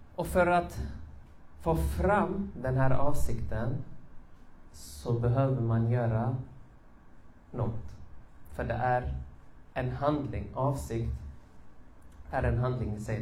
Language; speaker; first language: Swedish; early bilingual, other home language; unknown